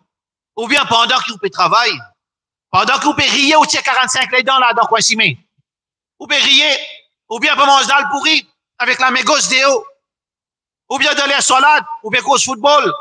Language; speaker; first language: French; non-native, local second language; Morisyen